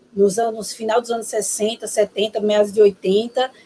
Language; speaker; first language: Portuguese; native; Portuguese